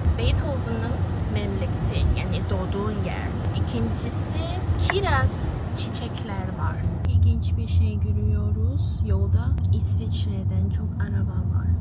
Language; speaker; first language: Turkish; non-native, learner; Chinese